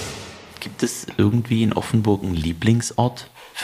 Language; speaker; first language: German; native; German